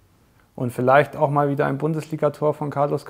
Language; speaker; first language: German; native; German